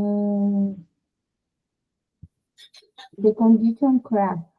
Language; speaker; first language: English; non-native, learner; Portuguese